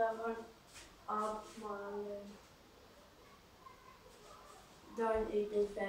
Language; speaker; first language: German; non-native, learner; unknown